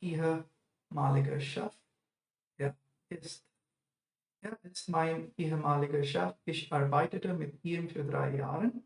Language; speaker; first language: German; non-native, fluent; English